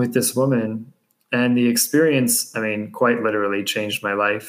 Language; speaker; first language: English; native; English